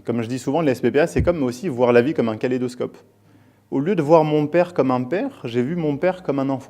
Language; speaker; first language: French; native; French